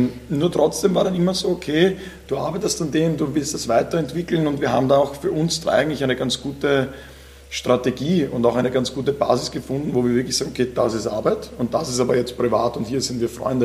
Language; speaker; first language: German; native; German